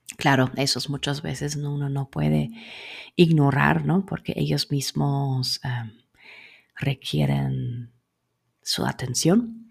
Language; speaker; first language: Spanish; non-native, fluent; German